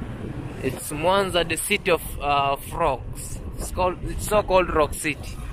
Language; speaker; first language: English; non-native, local second language; Swahili